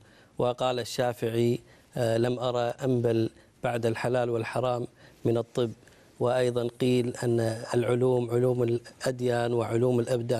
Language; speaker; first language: Arabic; native; Arabic